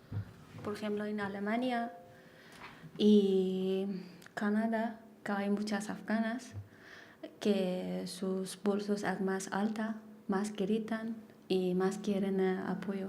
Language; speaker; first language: Spanish; non-native, learner; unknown